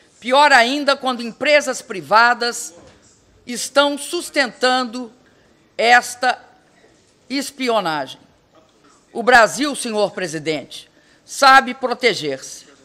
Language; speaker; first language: Portuguese; native; Portuguese